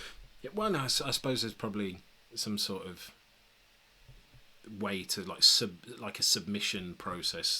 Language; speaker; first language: English; native; English